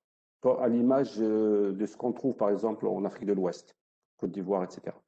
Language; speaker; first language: French; non-native, local second language; Arabic